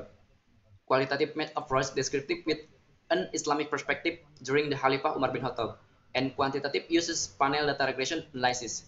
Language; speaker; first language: English; non-native, learner; Indonesian